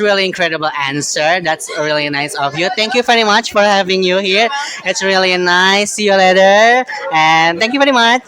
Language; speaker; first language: English; non-native, learner; Indonesian